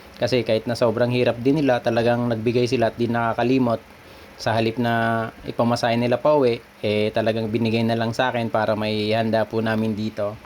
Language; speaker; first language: Filipino; native; Filipino